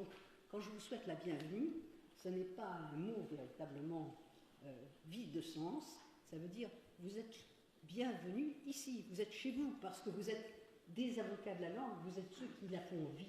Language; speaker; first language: French; native; French